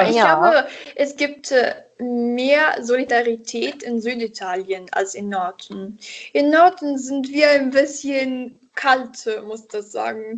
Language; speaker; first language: German; non-native, learner; Italian